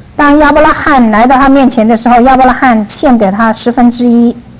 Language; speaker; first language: Chinese; native; Chinese